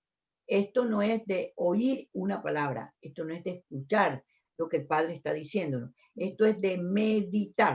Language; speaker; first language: Spanish; native; Spanish